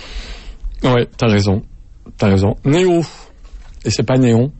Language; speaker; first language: French; native; French